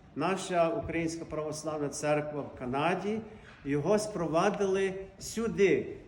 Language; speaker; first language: Ukrainian; early bilingual, heritage; Ukrainian